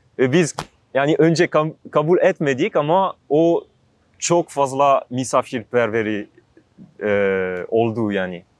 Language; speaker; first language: Turkish; non-native, learner; French